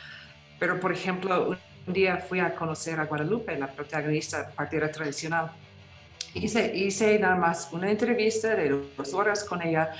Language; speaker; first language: Spanish; non-native, fluent; English